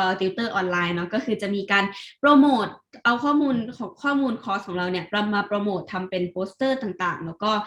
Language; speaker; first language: Thai; native; Thai